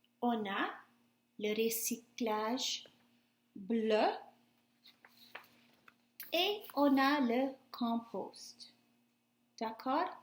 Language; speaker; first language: French; non-native, fluent; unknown